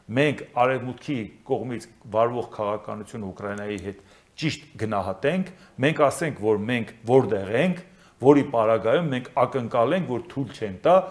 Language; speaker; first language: Armenian; native; Armenian